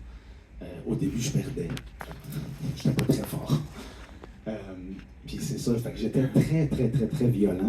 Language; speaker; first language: French; native; French